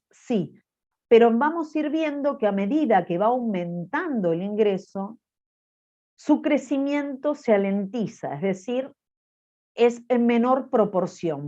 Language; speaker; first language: Spanish; native; Spanish